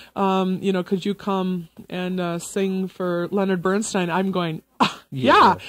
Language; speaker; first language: English; native; English